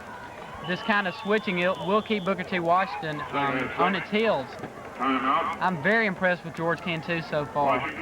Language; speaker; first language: English; native; English